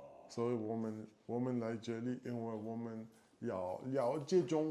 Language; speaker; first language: Chinese; non-native, learner; French